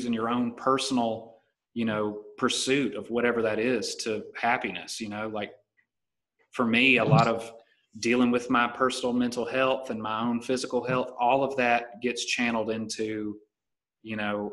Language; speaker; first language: English; native; English